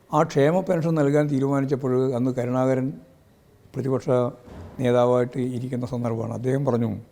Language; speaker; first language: Malayalam; native; Malayalam